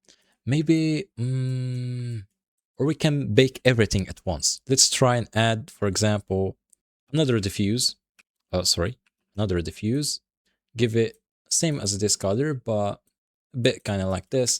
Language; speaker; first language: English; non-native, fluent; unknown